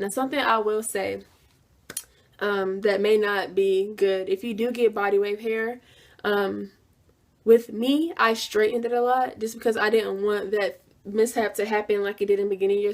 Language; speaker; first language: English; native; English